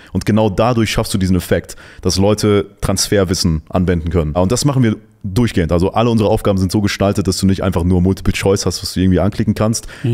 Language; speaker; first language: German; native; German